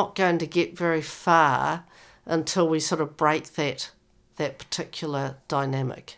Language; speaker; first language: English; native; English